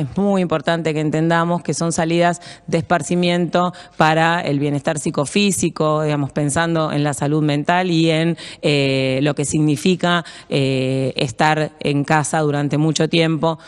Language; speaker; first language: Spanish; native; Spanish